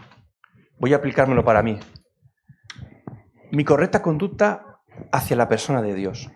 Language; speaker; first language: Spanish; native; Spanish